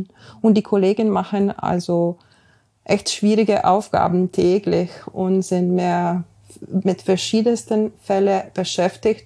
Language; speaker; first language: German; non-native, fluent; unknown